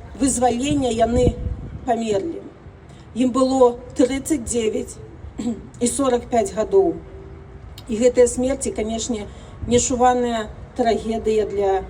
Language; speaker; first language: Belarusian; non-native, local second language; Russian